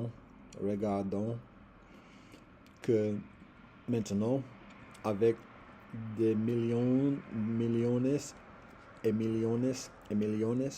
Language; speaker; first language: French; non-native, learner; English